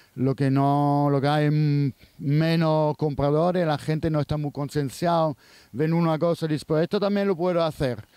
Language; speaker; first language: Spanish; non-native, fluent; Swiss German